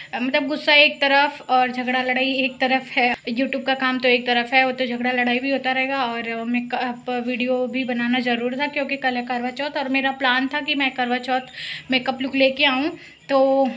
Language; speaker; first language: Hindi; native; Hindi